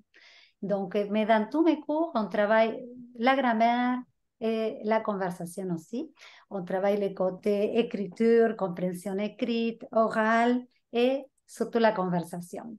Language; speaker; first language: French; non-native, fluent; Spanish